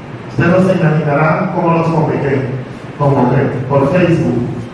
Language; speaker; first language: Spanish; native; Spanish